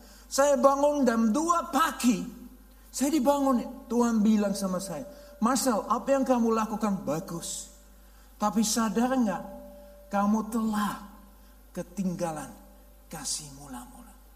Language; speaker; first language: Indonesian; non-native, fluent; Dutch